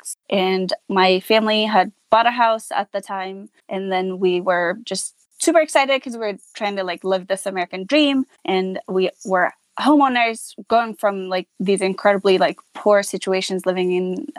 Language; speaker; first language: English; non-native, fluent; Hazaragi